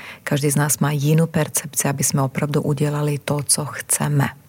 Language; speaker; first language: Czech; non-native, fluent; Croatian